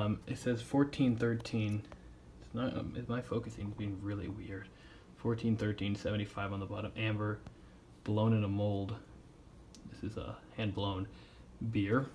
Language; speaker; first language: English; native; English